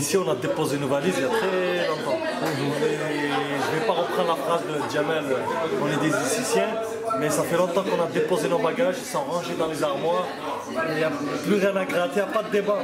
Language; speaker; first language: French; native; French